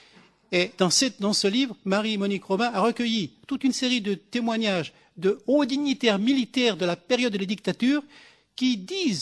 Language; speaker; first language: French; native; French